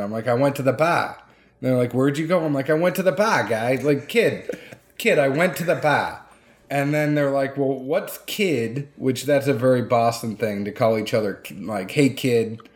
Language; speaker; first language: English; native; English